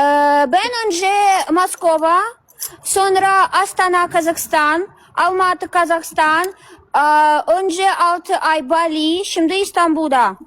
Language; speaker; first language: Turkish; non-native, learner; Russian